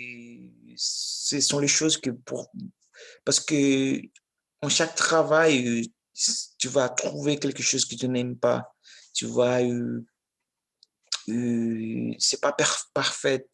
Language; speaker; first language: French; non-native, learner; Portuguese